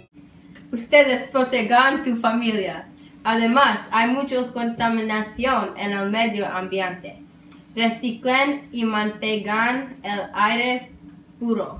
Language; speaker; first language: Spanish; non-native, learner; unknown